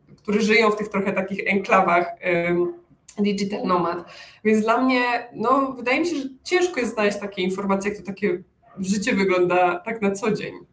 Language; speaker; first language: Polish; native; Polish